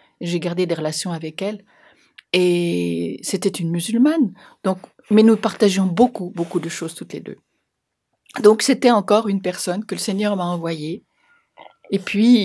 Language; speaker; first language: French; native; French